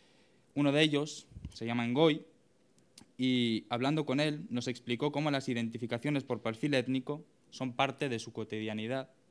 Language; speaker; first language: Spanish; native; Spanish